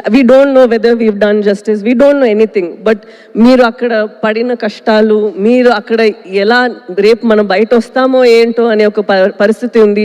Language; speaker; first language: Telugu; non-native, local second language; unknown